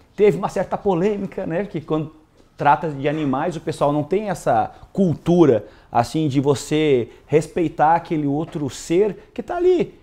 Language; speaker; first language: Portuguese; native; Portuguese